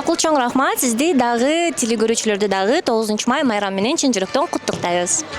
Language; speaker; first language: Kyrgyz; native; Kyrgyz